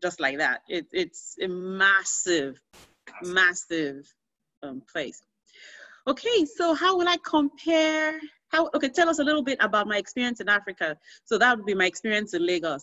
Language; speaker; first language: English; non-native, local second language; Yoruba